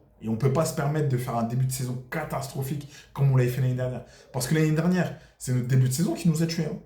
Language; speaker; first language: French; native; French